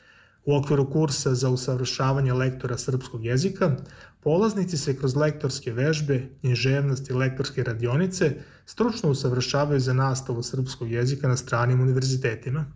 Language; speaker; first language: Serbian; native; Serbian